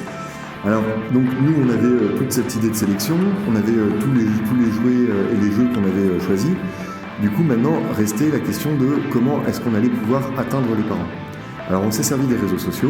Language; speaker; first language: French; native; French